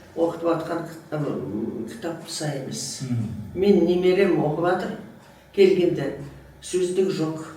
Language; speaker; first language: Kazakh; non-native, local second language; Russian